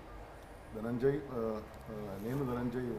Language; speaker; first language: Telugu; non-native, learner; Kannada